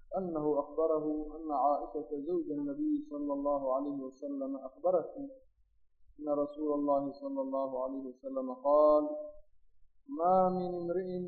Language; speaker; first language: Arabic; non-native, local second language; Somali